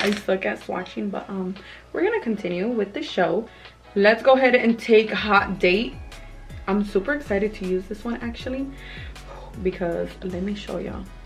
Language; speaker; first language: English; early bilingual, other home language; Spanish